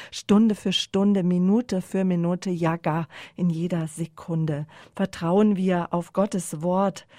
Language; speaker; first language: German; native; German